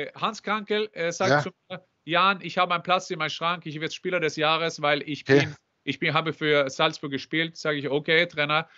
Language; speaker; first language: German; non-native, fluent; Norwegian